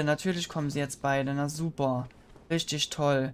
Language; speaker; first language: German; native; German